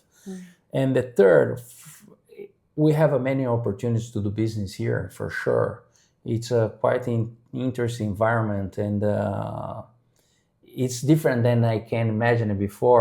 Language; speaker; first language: English; non-native, fluent; Portuguese